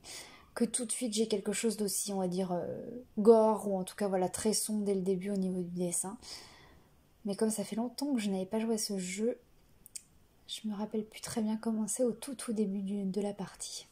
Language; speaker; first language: French; native; French